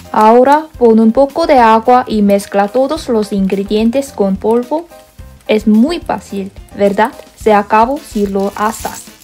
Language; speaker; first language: Spanish; non-native, learner; Korean